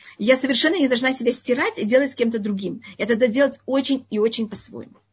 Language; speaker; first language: Russian; early bilingual, heritage; Russian